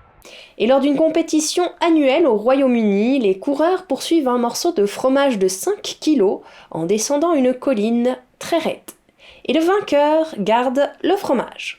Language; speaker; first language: French; native; French